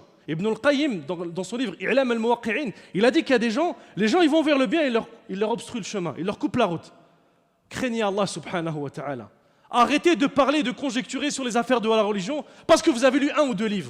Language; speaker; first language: French; native; French